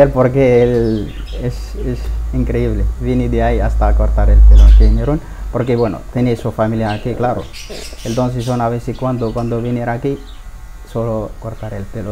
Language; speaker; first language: Spanish; non-native, learner; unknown